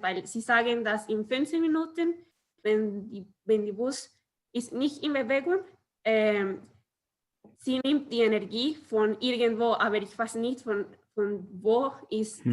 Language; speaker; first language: German; non-native, learner; Spanish